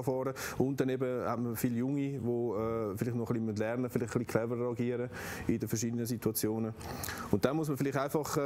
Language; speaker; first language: German; native; German